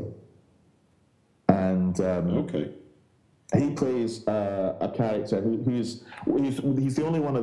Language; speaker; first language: English; native; English